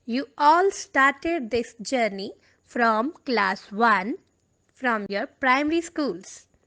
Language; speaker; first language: English; non-native, local second language; Punjabi